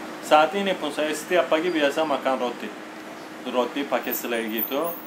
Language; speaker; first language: Indonesian; non-native, fluent; Turkish